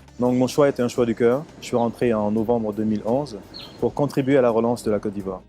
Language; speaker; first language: French; early bilingual, other home language; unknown